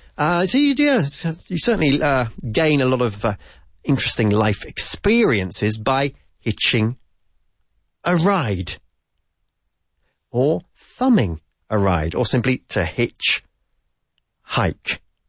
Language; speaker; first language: English; native; English